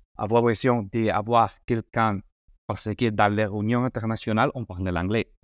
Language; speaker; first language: French; non-native, learner; Spanish